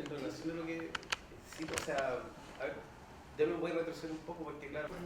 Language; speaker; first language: Spanish; native; Spanish